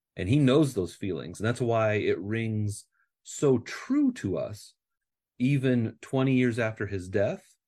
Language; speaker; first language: English; native; English